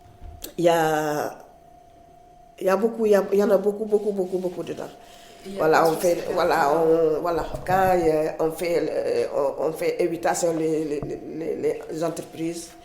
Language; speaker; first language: French; non-native, learner; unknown